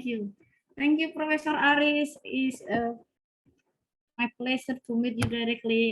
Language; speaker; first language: English; non-native, fluent; Indonesian